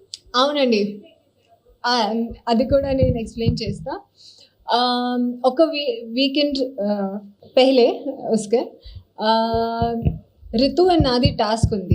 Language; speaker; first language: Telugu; non-native, learner; Hindi